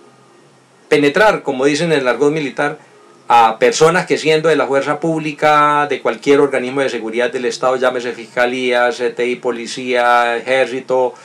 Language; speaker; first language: Spanish; native; Spanish